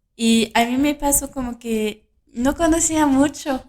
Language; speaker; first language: Spanish; non-native, fluent; French